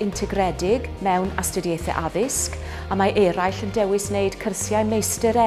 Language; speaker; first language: Welsh; native; Welsh